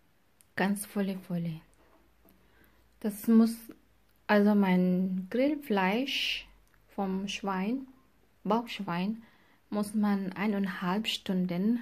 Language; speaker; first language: German; non-native, learner; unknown